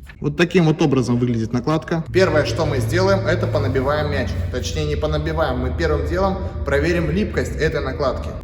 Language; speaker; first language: Russian; native; Russian